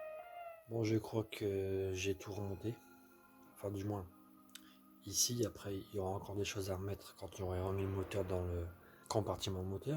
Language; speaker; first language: French; native; French